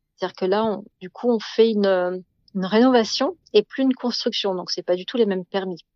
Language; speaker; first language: French; native; French